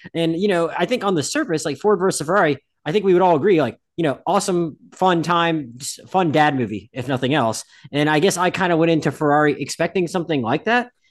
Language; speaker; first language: English; native; English